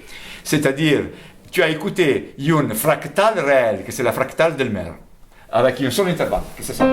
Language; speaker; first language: French; non-native, fluent; Italian